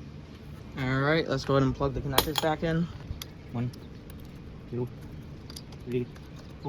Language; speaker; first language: English; native; English